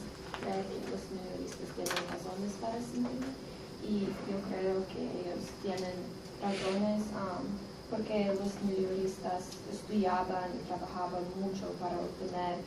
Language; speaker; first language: Spanish; non-native, learner; English